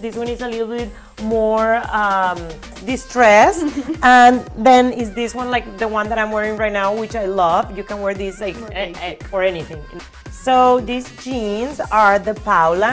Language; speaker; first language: English; non-native, fluent; Spanish